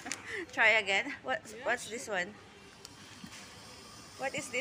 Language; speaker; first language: English; non-native, local second language; Filipino